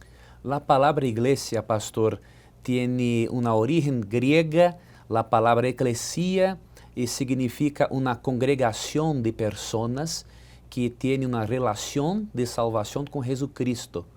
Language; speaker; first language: Spanish; non-native, learner; Portuguese